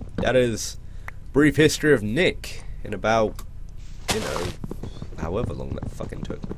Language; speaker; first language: English; native; English